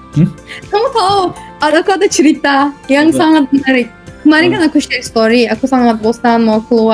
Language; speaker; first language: Indonesian; non-native, fluent; Turkish